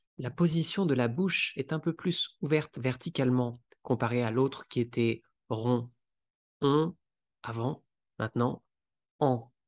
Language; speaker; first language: French; native; French